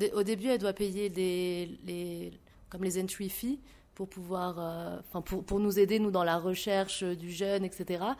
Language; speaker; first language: French; native; French